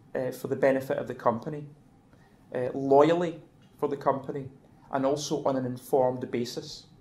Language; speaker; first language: English; native; English